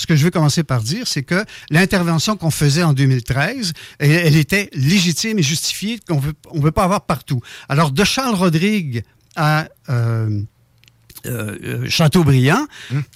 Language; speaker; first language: French; native; French